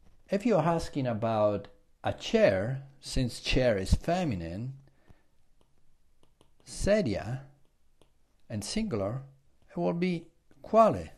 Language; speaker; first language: English; non-native, fluent; Italian